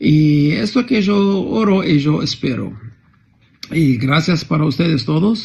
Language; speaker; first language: Spanish; non-native, fluent; Arabic